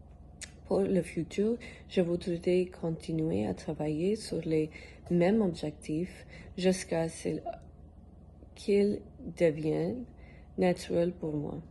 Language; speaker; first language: French; non-native, learner; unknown